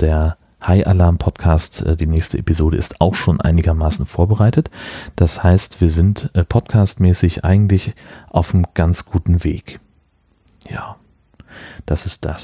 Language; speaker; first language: German; native; German